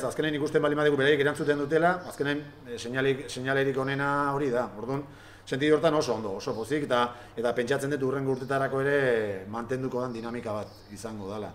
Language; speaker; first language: Basque; native; Basque